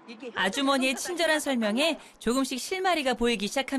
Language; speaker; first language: Korean; native; Korean